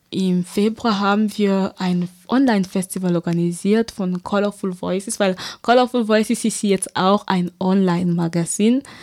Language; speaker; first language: German; non-native, fluent; French